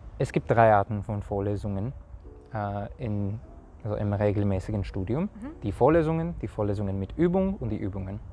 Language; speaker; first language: German; non-native, fluent; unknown